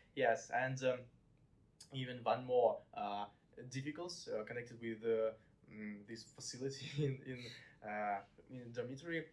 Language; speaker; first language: English; non-native, learner; Russian